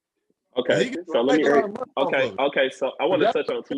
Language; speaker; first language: English; native; English